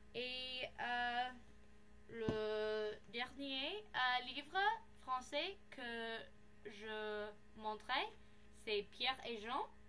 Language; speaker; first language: French; non-native, learner; English